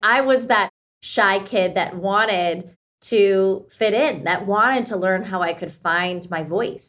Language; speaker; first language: English; early bilingual, other home language; Hindi